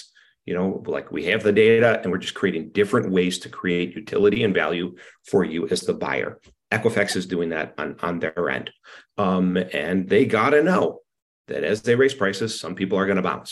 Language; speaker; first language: English; native; English